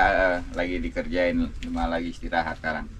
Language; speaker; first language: Indonesian; native; Indonesian